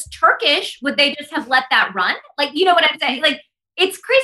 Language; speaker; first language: English; early bilingual, other home language; Spanish